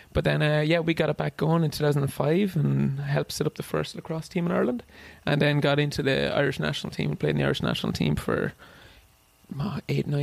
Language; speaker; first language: English; native; English